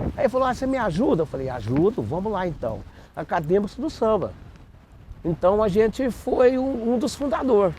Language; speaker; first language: Portuguese; native; Portuguese